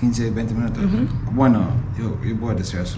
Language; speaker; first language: Spanish; non-native, learner; English